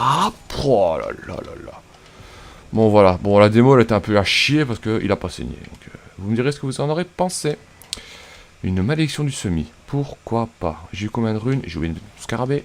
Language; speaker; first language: French; native; French